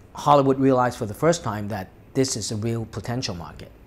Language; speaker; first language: English; non-native, local second language; Cantonese